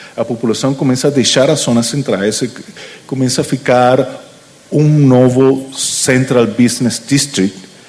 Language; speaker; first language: Portuguese; non-native, learner; Spanish